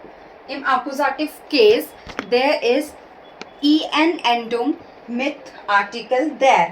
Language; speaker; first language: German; non-native, learner; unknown